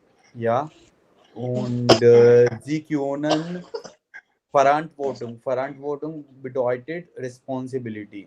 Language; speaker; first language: German; non-native, fluent; Hindi